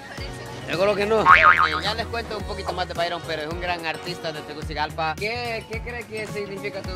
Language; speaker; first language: Spanish; non-native, fluent; Japanese